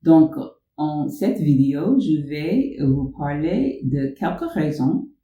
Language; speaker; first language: French; non-native, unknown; English